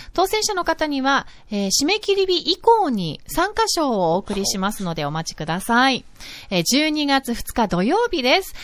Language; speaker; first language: Japanese; non-native, fluent; English